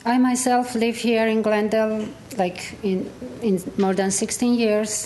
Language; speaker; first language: English; non-native, fluent; Armenian